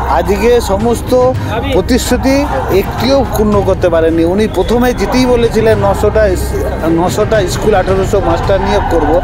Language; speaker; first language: Bangla; non-native, local second language; Santali